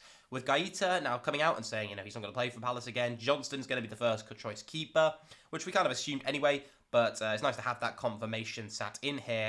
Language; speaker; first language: English; native; English